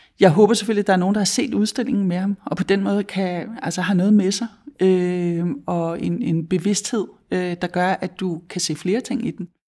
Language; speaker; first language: Danish; native; Danish